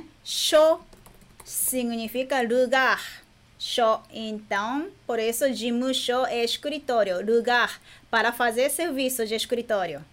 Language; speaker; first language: Portuguese; non-native, fluent; Japanese